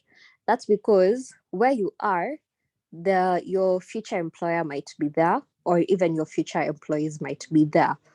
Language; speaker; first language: English; non-native, local second language; Swahili